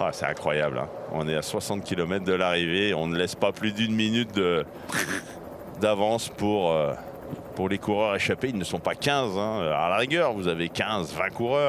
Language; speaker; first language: French; native; French